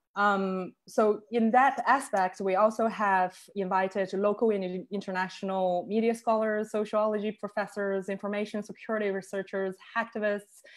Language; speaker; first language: English; non-native, fluent; Chinese